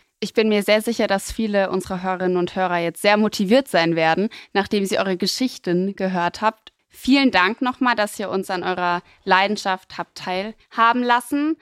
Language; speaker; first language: German; native; German